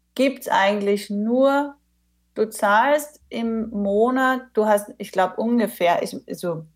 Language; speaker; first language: German; native; German